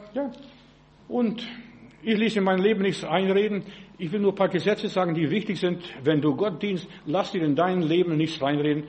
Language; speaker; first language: German; non-native, fluent; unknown